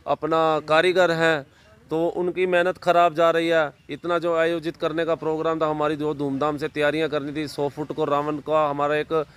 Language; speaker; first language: Hindi; native; Hindi